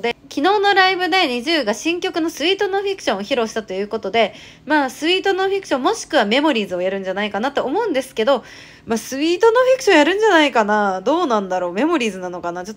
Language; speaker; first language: Japanese; native; Japanese